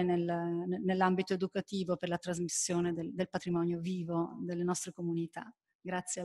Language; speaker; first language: Italian; native; Italian